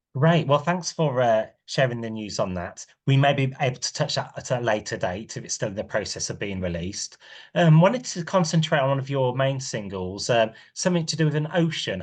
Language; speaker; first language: English; native; English